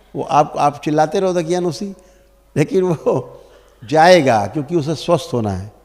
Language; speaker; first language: Hindi; native; Hindi